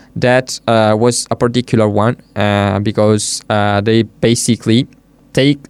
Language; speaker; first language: English; non-native, fluent; Italian